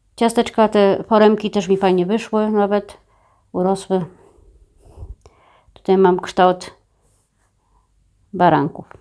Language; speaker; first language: Polish; native; Polish